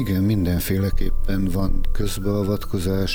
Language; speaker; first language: Hungarian; native; Hungarian